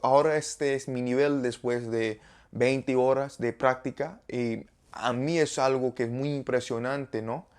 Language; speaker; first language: Spanish; non-native, learner; English